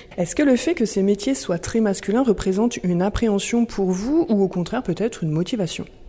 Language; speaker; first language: French; native; French